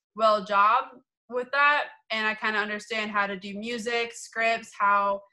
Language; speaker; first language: English; native; English